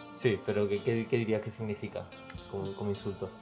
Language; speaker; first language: Spanish; native; Spanish